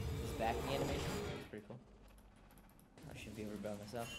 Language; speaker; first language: English; native; English